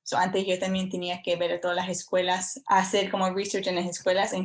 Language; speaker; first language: Spanish; early bilingual, heritage; Spanish